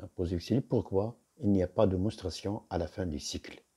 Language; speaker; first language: French; non-native, local second language; Arabic